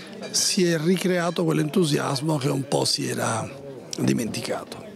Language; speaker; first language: Italian; native; Italian